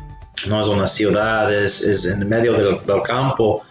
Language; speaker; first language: Spanish; non-native, fluent; English